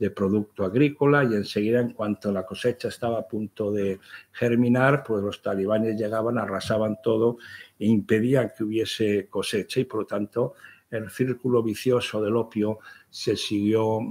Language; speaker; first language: Spanish; native; Spanish